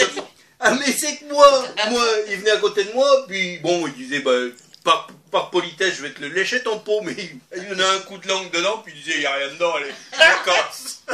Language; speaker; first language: French; native; French